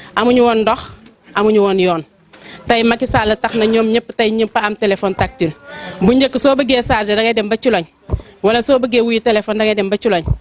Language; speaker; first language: Wolof; non-native, local second language; Fula